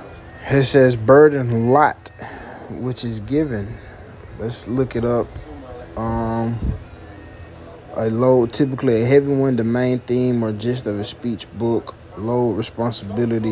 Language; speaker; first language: English; native; English